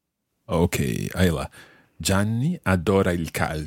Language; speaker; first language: Italian; non-native, fluent; English